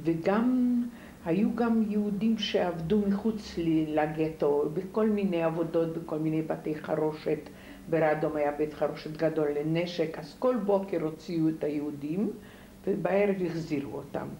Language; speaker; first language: Hebrew; non-native, fluent; Polish